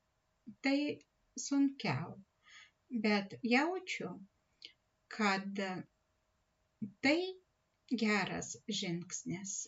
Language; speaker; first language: Lithuanian; non-native, learner; Russian